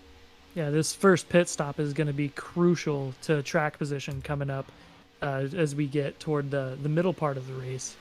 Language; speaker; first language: English; native; English